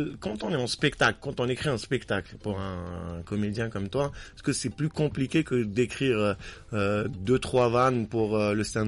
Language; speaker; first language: French; non-native, local second language; Arabic